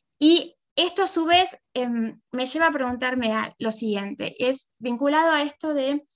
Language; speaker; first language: Spanish; native; Spanish